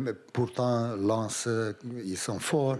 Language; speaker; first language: French; non-native, fluent; Romanian